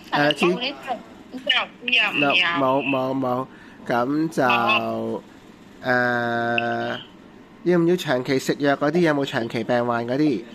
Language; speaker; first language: Cantonese; native; Cantonese